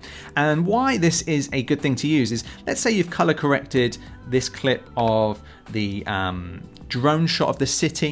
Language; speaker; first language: English; native; English